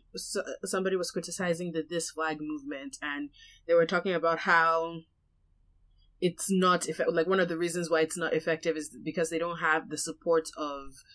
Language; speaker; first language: English; non-native, local second language; Yoruba